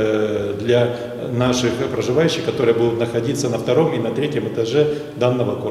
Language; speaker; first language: Russian; native; Russian